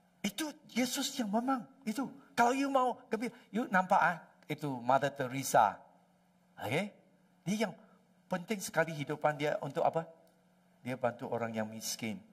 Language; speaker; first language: Malay; non-native, local second language; Chinese